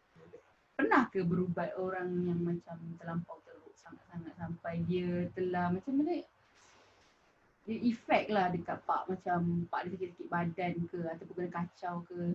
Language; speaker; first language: Malay; native; Malay